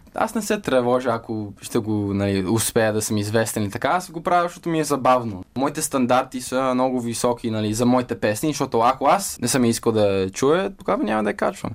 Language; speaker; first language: Bulgarian; early bilingual, heritage; Bulgarian